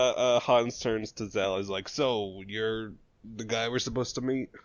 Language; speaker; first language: English; native; English